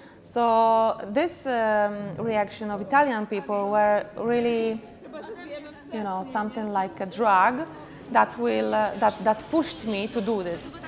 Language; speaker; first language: English; non-native, fluent; Polish